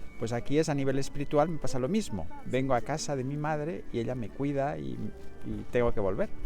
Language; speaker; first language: Spanish; native; Spanish